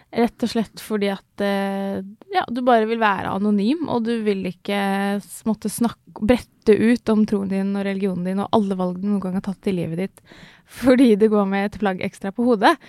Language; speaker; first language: Norwegian; native; Norwegian